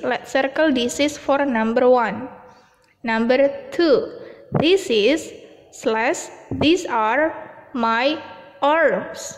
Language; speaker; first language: English; non-native, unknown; Indonesian